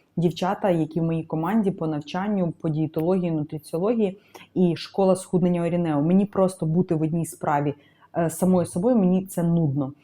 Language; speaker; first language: Ukrainian; native; Ukrainian